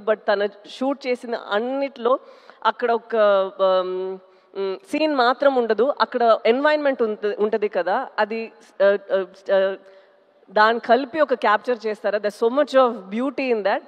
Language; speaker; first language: Telugu; non-native, local second language; Tamil